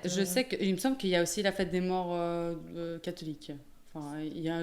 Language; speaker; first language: French; native; French